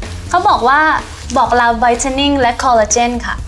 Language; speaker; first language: Thai; native; Thai